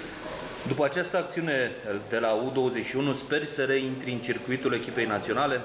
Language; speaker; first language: Romanian; native; Romanian